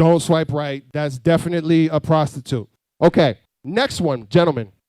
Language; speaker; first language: English; native; English